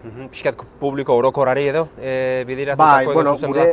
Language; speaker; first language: Basque; native; Basque